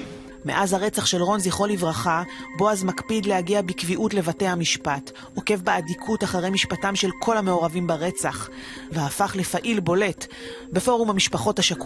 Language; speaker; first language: Hebrew; native; Hebrew